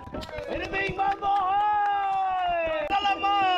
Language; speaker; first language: Filipino; non-native, learner; Vietnamese